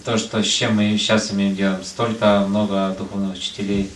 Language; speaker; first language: Russian; native; Russian